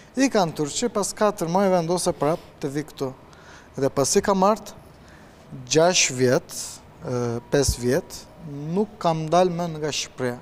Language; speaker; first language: Albanian; non-native, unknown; Turkish